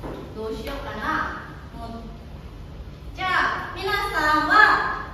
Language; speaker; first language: Japanese; non-native, fluent; Indonesian